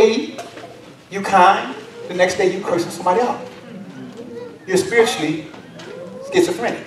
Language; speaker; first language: English; native; English